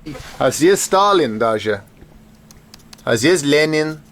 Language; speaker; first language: Russian; non-native, learner; English